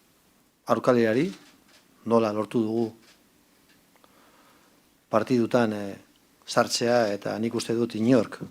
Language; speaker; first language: Basque; non-native, local second language; Spanish